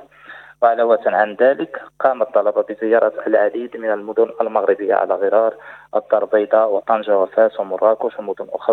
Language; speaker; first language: Arabic; native; Arabic